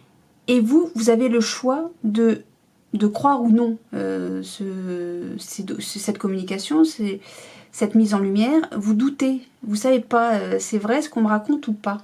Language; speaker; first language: French; native; French